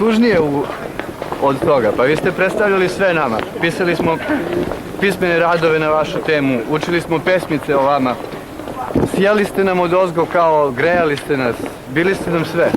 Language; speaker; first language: Croatian; native; Croatian